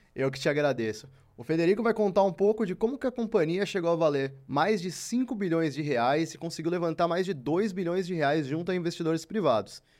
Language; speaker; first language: Portuguese; native; Portuguese